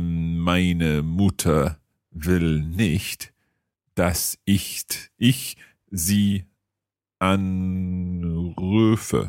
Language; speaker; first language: German; non-native, learner; English